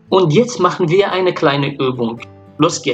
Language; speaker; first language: German; non-native, fluent; French